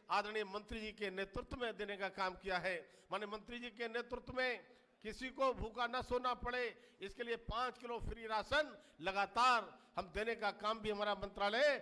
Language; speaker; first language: Hindi; native; Hindi